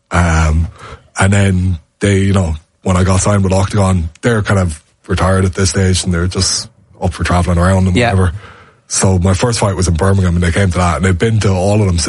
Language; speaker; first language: English; native; English